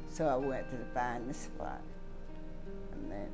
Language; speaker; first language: English; native; English